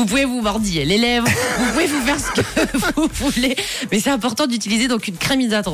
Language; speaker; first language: French; native; French